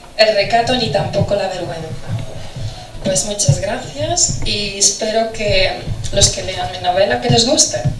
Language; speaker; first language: Spanish; non-native, fluent; Romanian